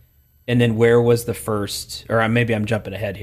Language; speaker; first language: English; native; English